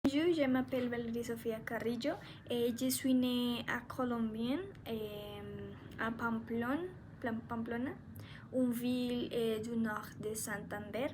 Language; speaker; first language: French; non-native, learner; Spanish